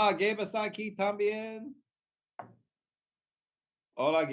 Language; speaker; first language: Spanish; non-native, learner; English